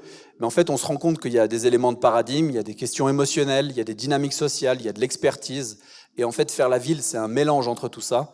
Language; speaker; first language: French; native; French